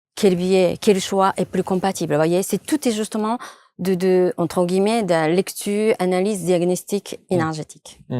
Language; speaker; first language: French; non-native, fluent; Japanese